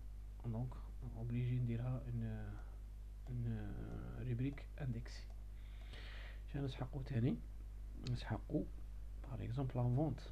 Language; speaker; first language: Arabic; native; Arabic